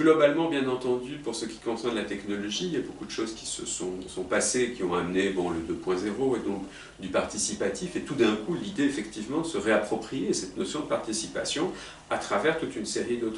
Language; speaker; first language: French; native; French